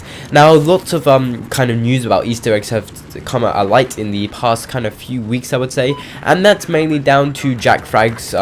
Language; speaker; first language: English; native; English